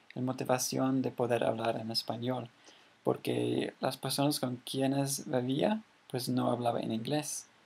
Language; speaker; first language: Spanish; non-native, fluent; English